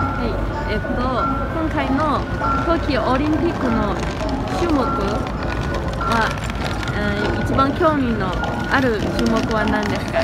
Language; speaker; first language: Japanese; non-native, learner; Chinese